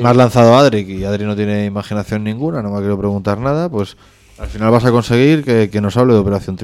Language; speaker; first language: Spanish; native; Spanish